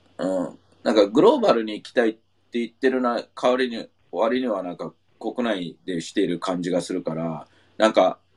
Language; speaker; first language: Japanese; non-native, fluent; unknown